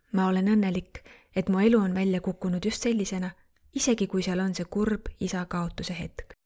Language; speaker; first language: Estonian; non-native, fluent; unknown